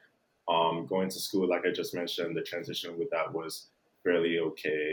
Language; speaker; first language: English; non-native, local second language; Jamaican Creole English